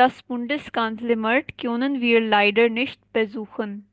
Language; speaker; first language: German; non-native, fluent; Urdu